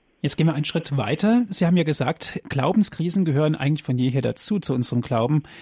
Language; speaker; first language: German; native; German